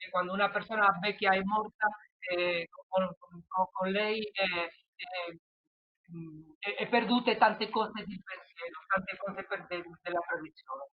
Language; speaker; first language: Italian; non-native, learner; Spanish